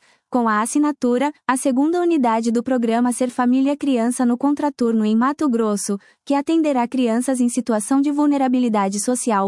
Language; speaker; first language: Portuguese; native; Portuguese